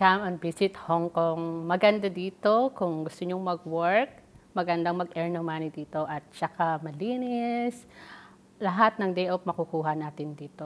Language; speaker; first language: English; non-native, local second language; Waray